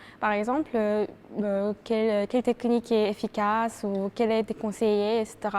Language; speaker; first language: French; non-native, fluent; Korean